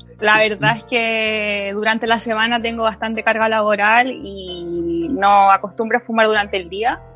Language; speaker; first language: Spanish; native; Spanish